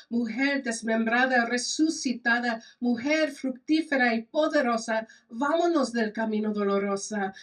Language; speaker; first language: Spanish; early bilingual, heritage; Spanish